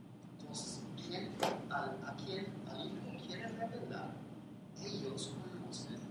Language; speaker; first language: Spanish; non-native, fluent; English